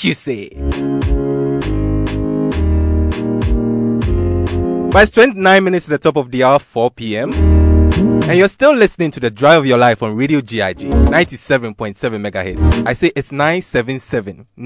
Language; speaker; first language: English; non-native, local second language; Akan